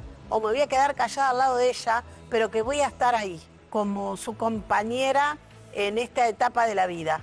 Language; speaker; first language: Spanish; native; Spanish